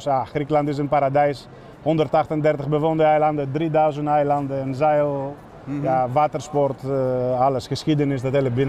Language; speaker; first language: Dutch; non-native, fluent; Greek